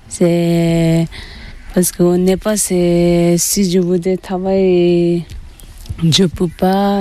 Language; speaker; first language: French; non-native, learner; Tibetan